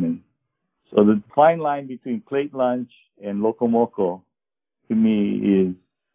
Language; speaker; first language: English; native; English